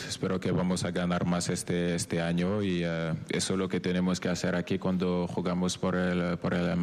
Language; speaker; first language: Spanish; non-native, fluent; French